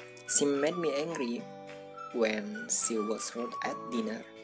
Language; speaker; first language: English; non-native, learner; Indonesian